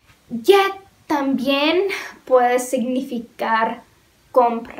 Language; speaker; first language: Spanish; non-native, learner; English